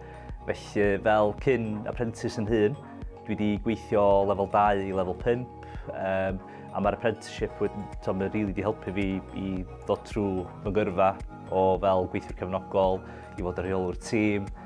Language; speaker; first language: Welsh; native; Welsh